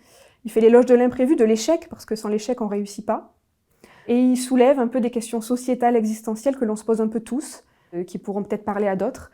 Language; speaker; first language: French; native; French